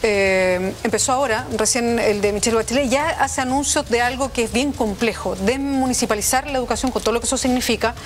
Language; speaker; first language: Spanish; native; Spanish